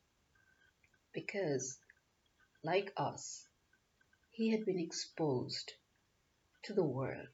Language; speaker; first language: English; non-native, local second language; Urdu